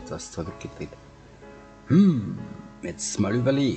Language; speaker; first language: German; native; German